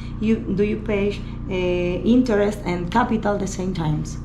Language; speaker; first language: English; non-native, learner; Spanish